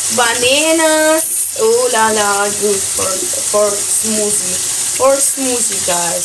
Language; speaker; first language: English; non-native, learner; Russian